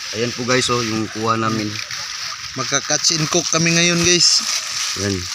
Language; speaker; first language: Filipino; native; Filipino